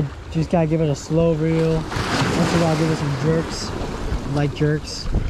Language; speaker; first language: English; early bilingual, other home language; Korean